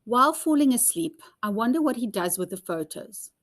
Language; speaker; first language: English; non-native, local second language; Afrikaans